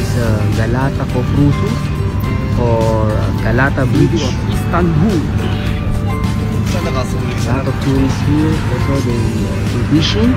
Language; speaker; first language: English; non-native, learner; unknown